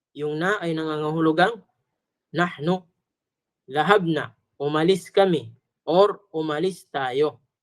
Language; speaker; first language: Filipino; native; Filipino